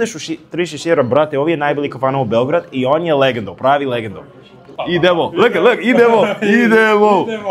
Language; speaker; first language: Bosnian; non-native, learner; English